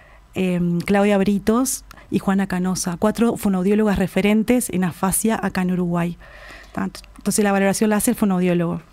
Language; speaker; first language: Spanish; native; Spanish